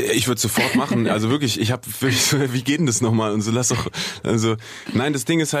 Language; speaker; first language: German; native; German